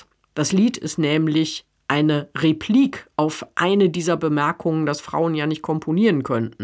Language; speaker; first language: German; native; German